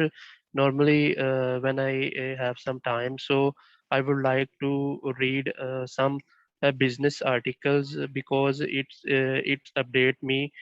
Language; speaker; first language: English; non-native, learner; Bangla